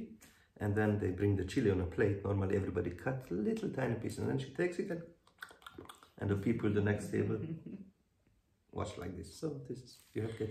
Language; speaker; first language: English; non-native, learner; Hungarian